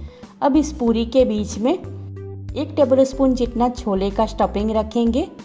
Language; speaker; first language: Hindi; non-native, local second language; Gujarati